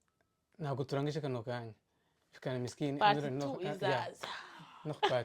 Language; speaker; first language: Dutch; non-native, learner; Kinyarwanda